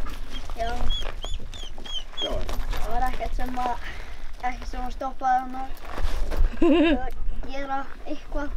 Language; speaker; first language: Icelandic; early bilingual, other home language; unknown